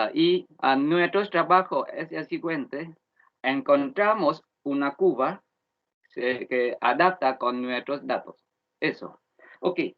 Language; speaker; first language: Spanish; non-native, learner; Vietnamese